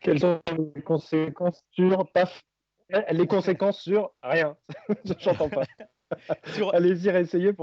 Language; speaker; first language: French; native; French